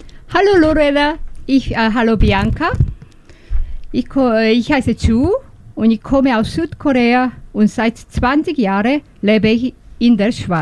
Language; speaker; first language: German; non-native, fluent; Korean